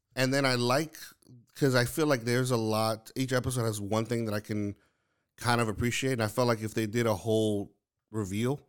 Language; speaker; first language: English; native; English